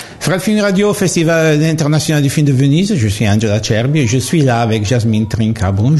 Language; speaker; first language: French; non-native, fluent; Italian